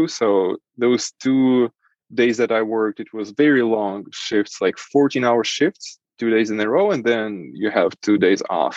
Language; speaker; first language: English; non-native, fluent; Russian